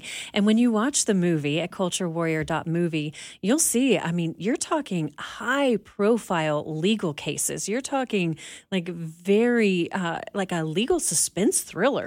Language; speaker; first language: English; native; English